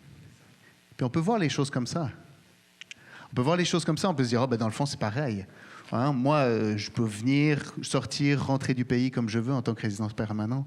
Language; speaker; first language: French; native; French